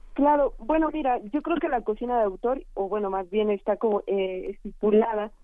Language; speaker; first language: Spanish; native; Spanish